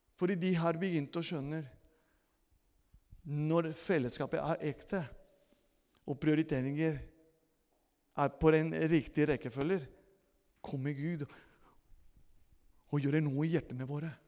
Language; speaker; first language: Norwegian; non-native, fluent; Spanish